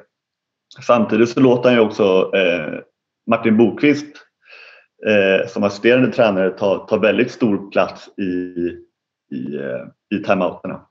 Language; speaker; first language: Swedish; native; Swedish